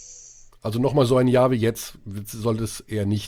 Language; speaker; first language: German; native; German